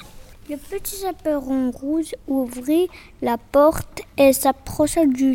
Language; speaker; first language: French; non-native, learner; Spanish